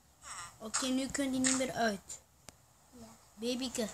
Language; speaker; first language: Dutch; early bilingual, other home language; Turkish